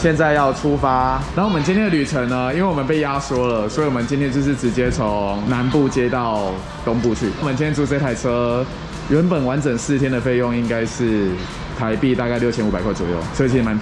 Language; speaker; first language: Chinese; native; Chinese